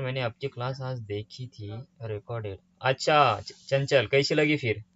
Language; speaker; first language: Hindi; non-native, local second language; Marathi